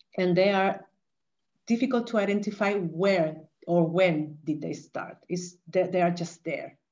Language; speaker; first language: English; non-native, fluent; Spanish